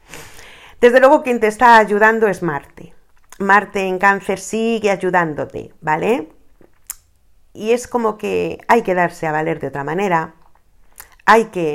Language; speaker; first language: Spanish; native; Spanish